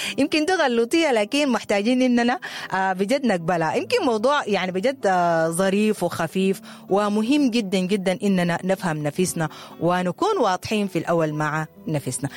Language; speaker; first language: Arabic; native; Arabic